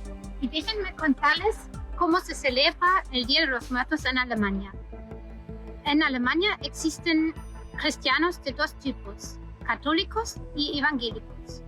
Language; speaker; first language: Spanish; non-native, fluent; German